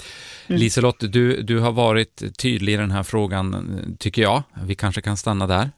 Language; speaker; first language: Swedish; native; Swedish